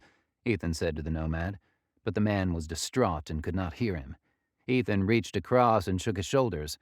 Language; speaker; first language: English; native; English